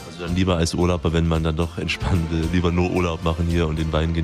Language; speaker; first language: German; native; German